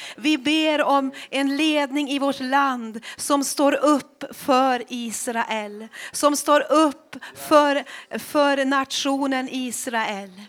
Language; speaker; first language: Swedish; native; Swedish